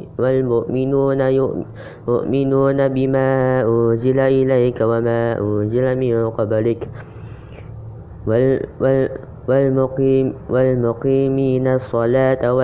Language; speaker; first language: Arabic; non-native, learner; Indonesian